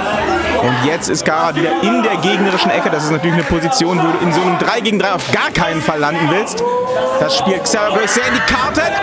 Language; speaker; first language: German; native; German